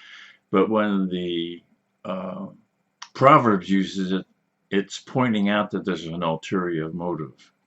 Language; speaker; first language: English; native; English